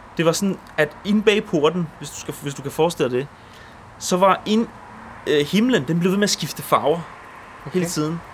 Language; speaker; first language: Danish; early bilingual, other home language; Polish